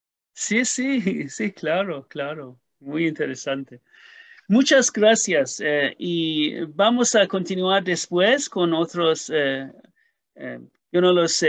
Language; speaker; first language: Spanish; non-native, learner; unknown